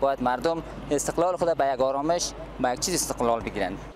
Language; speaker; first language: Persian; native; Persian